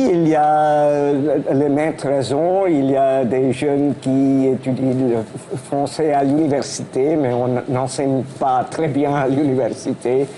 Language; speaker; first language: French; non-native, fluent; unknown